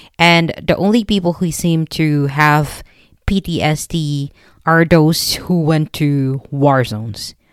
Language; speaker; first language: English; non-native, local second language; Filipino